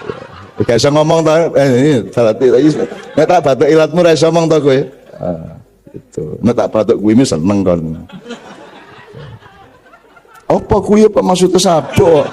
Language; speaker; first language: Indonesian; native; Indonesian